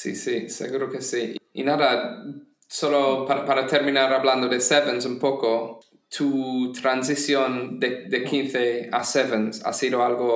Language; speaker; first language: Spanish; non-native, fluent; English